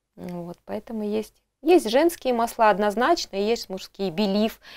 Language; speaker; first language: Russian; native; Russian